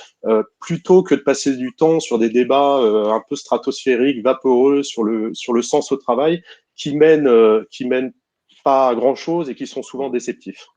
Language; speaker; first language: French; native; French